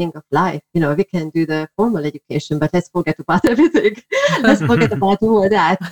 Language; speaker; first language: English; non-native, fluent; Hungarian